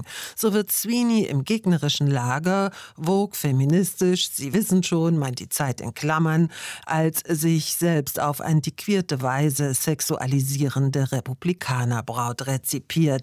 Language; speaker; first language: German; native; German